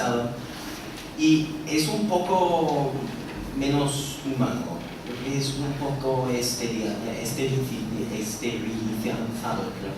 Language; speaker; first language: Spanish; non-native, fluent; English